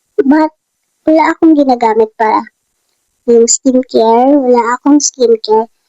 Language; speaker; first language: Filipino; non-native, local second language; Hiligaynon